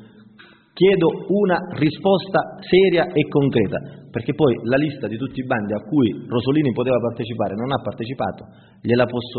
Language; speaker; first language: Italian; native; Italian